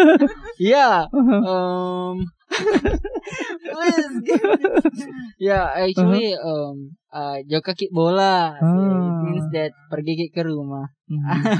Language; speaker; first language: English; non-native, learner; Buginese